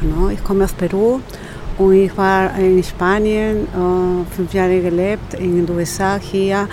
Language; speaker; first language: German; non-native, learner; Spanish